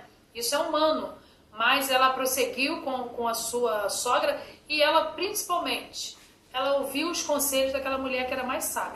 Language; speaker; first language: Portuguese; native; Portuguese